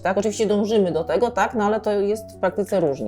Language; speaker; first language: Polish; native; Polish